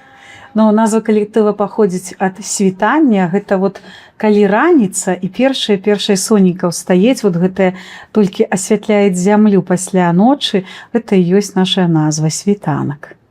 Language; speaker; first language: Belarusian; native; Belarusian